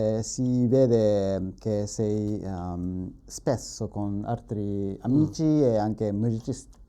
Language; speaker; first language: Italian; non-native, learner; Japanese